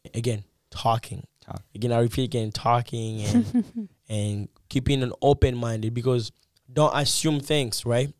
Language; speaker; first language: English; non-native, fluent; Lingala